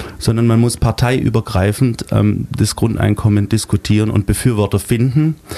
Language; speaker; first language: German; native; German